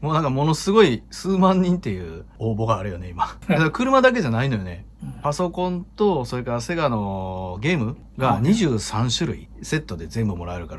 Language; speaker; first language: Japanese; native; Japanese